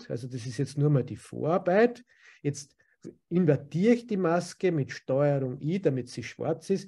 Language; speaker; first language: German; native; German